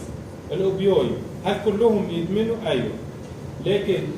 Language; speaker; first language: Arabic; native; Arabic